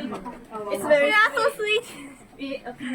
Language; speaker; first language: English; non-native, learner; Chinese